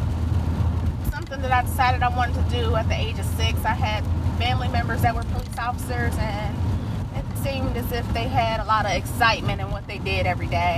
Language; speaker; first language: English; native; English